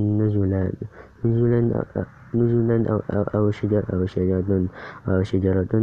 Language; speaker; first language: Arabic; non-native, learner; Indonesian